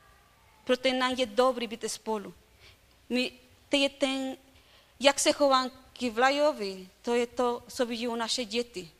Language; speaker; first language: Czech; non-native, learner; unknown